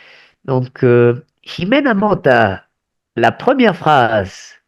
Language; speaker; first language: French; non-native, fluent; Spanish